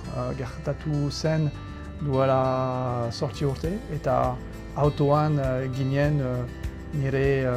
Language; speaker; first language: Basque; non-native, fluent; French